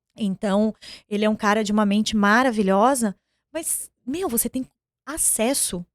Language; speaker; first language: Portuguese; native; Portuguese